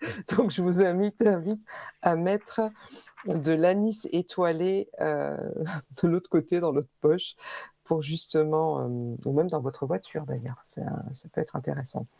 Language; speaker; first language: French; native; French